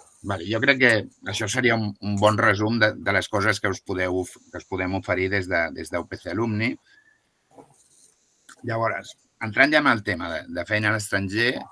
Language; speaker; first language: Catalan; native; Catalan